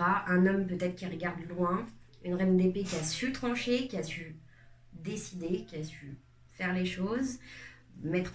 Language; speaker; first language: French; native; French